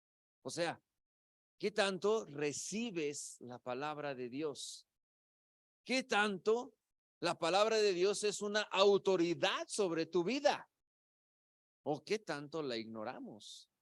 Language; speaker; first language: Spanish; native; Spanish